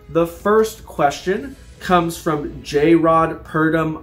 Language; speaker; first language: English; native; English